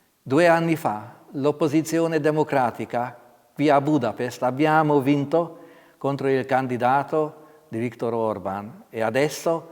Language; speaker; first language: Italian; non-native, fluent; Hungarian